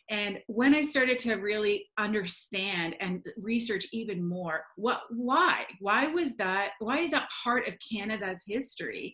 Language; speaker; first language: English; native; English